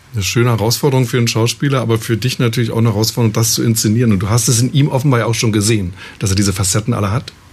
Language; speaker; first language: German; native; German